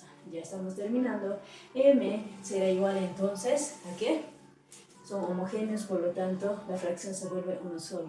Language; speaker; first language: Spanish; native; Spanish